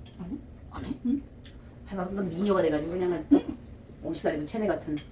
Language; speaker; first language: Korean; native; Korean